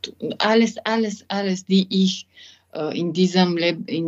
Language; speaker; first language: German; non-native, learner; French